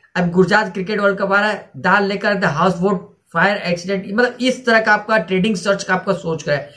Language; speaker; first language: Hindi; native; Hindi